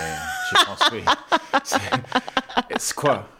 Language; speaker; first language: French; non-native, learner; English